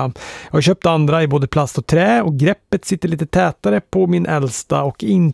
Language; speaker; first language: Swedish; native; Swedish